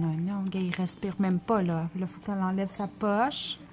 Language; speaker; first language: French; native; French